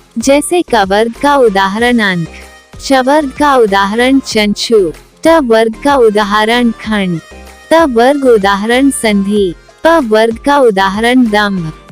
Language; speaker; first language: Hindi; non-native, local second language; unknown